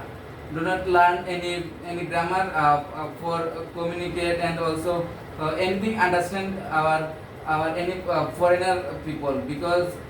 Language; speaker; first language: English; non-native, learner; Bangla